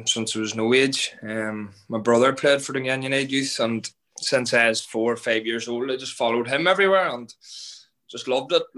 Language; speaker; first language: English; native; English